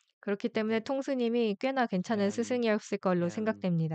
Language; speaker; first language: Korean; native; Korean